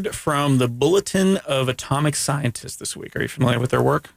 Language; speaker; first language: English; early bilingual, other home language; Greek